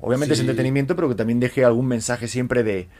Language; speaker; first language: Spanish; native; Spanish